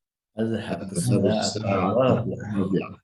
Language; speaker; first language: Arabic; non-native, fluent; Indonesian